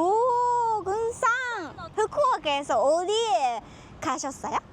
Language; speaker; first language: Korean; non-native, learner; Japanese